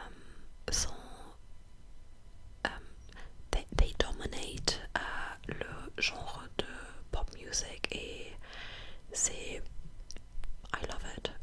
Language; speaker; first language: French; non-native, fluent; English